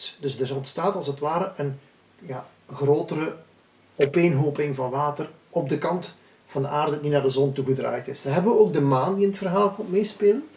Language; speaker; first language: Dutch; native; Dutch